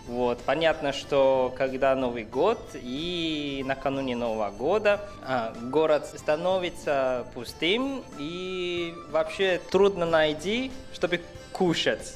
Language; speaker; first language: Russian; non-native, fluent; Chinese